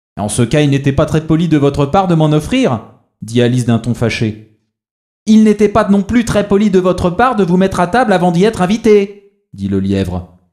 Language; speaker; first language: French; native; French